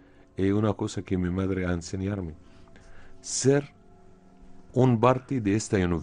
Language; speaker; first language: Spanish; non-native, fluent; Arabic